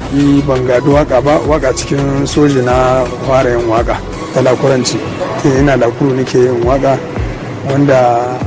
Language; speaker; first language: Hausa; native; Hausa